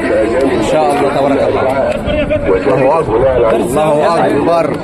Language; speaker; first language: Arabic; native; Arabic